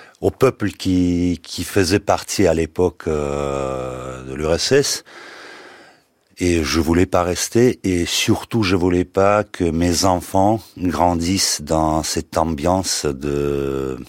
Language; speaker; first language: French; non-native, fluent; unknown